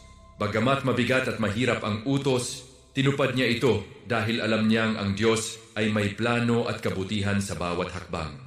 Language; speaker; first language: Filipino; native; Filipino